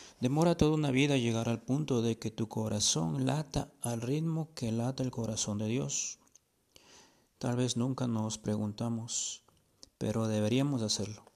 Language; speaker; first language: Spanish; native; Spanish